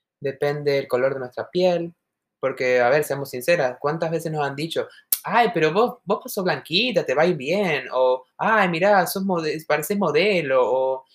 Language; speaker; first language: Spanish; native; Spanish